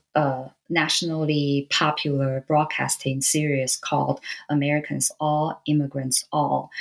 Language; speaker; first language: English; non-native, fluent; Chinese